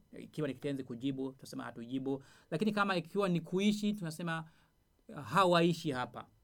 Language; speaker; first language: Swahili; non-native, local second language; Rundi